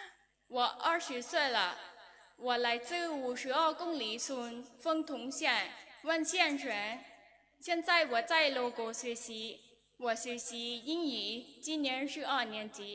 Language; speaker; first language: Chinese; non-native, learner; Lao